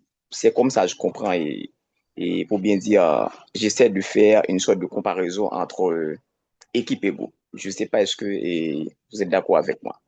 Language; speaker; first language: French; non-native, local second language; Haitian Creole